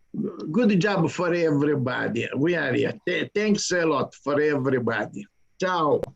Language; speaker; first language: English; non-native, learner; Italian